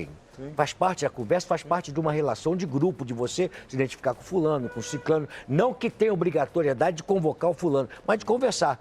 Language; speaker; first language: Portuguese; native; Portuguese